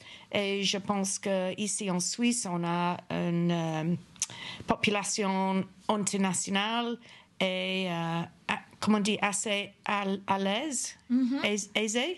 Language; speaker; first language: French; non-native, fluent; English